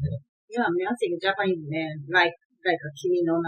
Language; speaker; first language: English; non-native, learner; Japanese